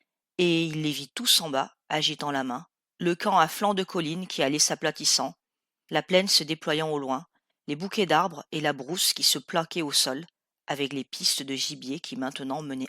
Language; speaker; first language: French; native; French